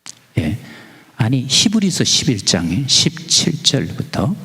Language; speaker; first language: Korean; native; Korean